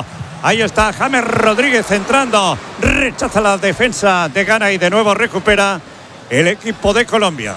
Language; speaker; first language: Spanish; native; Spanish